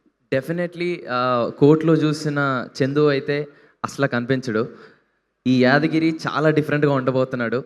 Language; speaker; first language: Telugu; native; Telugu